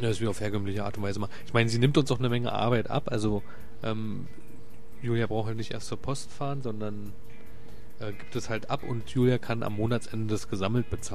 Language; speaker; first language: German; native; German